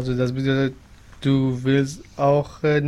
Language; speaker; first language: German; non-native, learner; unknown